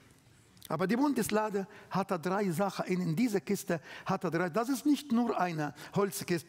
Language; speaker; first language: German; non-native, learner; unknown